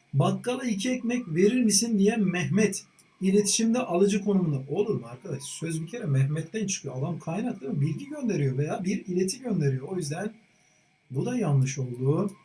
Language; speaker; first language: Turkish; native; Turkish